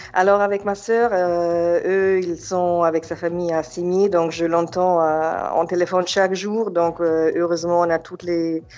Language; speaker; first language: French; non-native, fluent; German